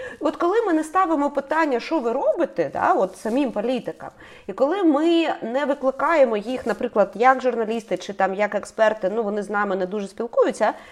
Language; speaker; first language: Ukrainian; native; Ukrainian